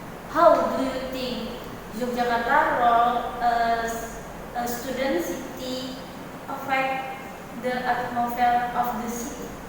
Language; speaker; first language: English; non-native, learner; Indonesian